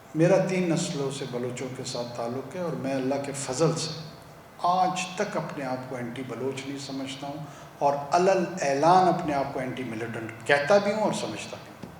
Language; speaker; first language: Urdu; non-native, local second language; Pashto